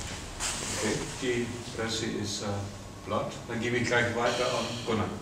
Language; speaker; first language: German; native; German